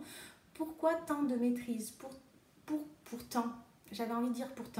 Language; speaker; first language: French; native; French